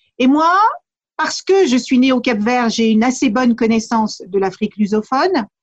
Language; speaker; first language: French; early bilingual, other home language; Kabuverdianu